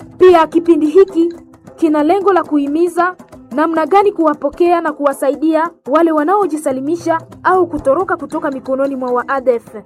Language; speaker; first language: Swahili; non-native, local second language; Nande